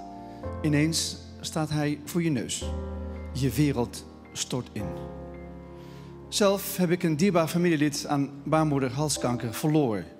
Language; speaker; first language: Dutch; native; Dutch